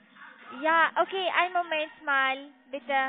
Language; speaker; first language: German; non-native, learner; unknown